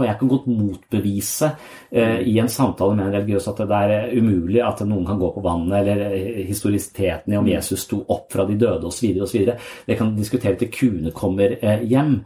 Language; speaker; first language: Norwegian; native; Norwegian